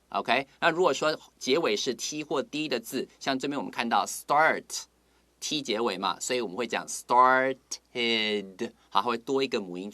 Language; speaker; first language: Chinese; native; Chinese